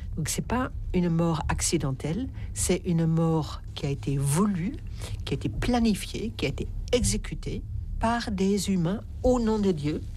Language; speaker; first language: French; native; French